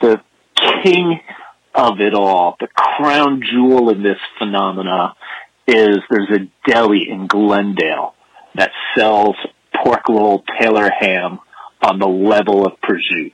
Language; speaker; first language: English; native; English